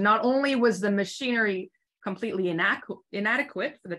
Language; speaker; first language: English; native; English